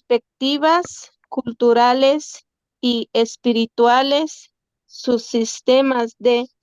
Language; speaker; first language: Spanish; non-native, local second language; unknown